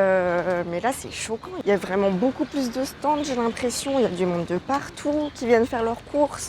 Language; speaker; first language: French; native; French